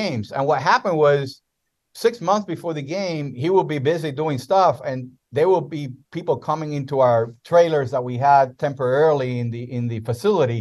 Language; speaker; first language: English; non-native, fluent; Spanish